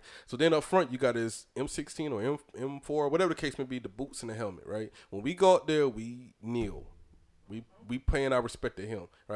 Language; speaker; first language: English; native; English